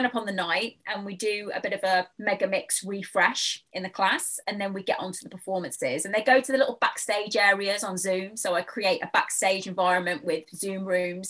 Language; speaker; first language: English; native; English